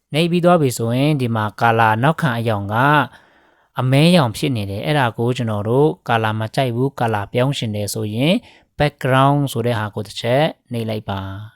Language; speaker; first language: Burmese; non-native, local second language; Pa'o Karen